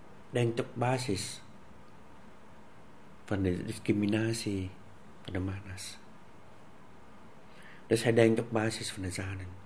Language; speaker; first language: Dutch; non-native, fluent; Vietnamese